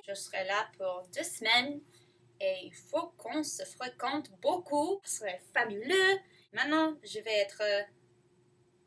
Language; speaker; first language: French; non-native, learner; English